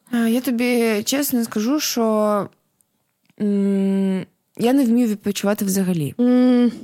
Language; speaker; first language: Ukrainian; non-native, local second language; Russian